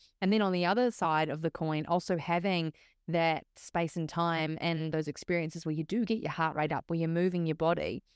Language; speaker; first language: English; native; English